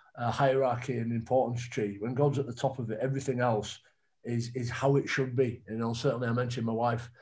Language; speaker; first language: English; native; English